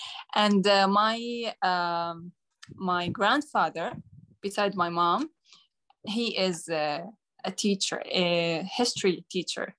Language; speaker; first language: English; non-native, learner; Arabic